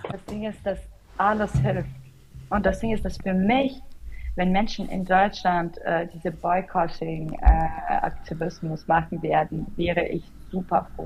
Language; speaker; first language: German; non-native, fluent; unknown